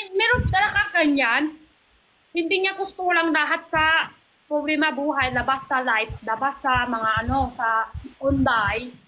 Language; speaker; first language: Filipino; non-native, learner; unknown